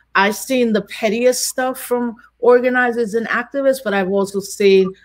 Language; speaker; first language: English; native; English